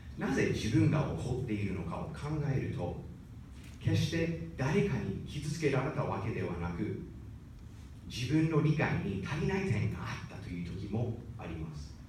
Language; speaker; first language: Japanese; non-native, fluent; English